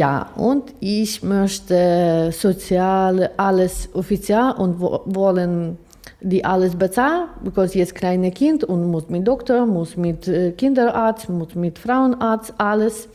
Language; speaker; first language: German; non-native, learner; Ukrainian